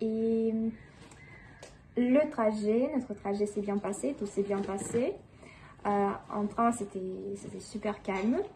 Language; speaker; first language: French; non-native, fluent; Russian